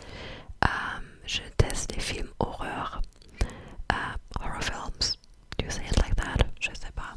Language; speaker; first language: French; non-native, fluent; English